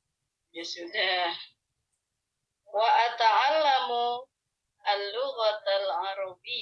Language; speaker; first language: Arabic; non-native, learner; Indonesian